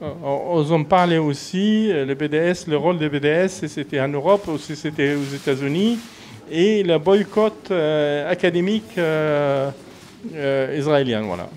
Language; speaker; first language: French; non-native, fluent; Arabic